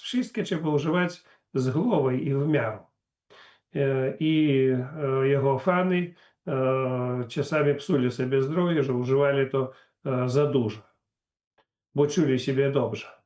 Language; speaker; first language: Polish; non-native, learner; Russian